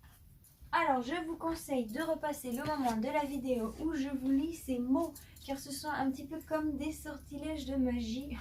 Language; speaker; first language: French; native; French